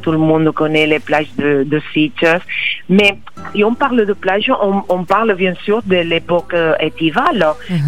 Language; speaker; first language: French; non-native, fluent; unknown